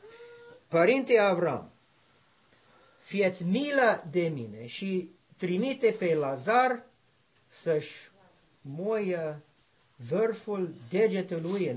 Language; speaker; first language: Romanian; non-native, learner; English